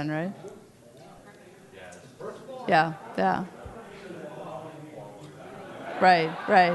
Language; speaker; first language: English; native; English